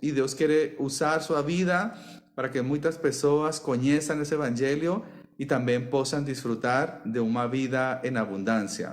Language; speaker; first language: Portuguese; non-native, fluent; Spanish